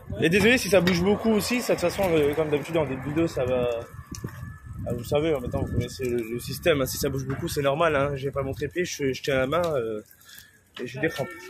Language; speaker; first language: French; native; French